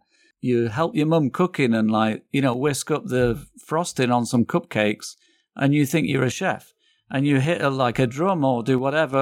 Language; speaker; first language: English; native; English